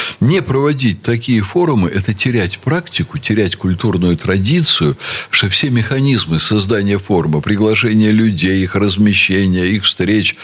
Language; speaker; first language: Russian; native; Russian